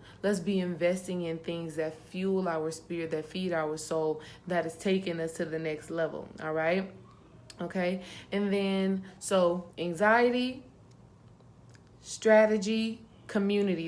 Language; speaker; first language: English; native; English